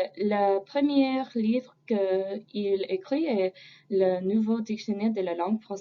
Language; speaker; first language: French; non-native, fluent; English